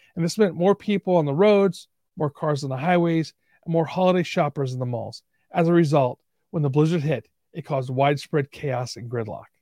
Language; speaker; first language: English; native; English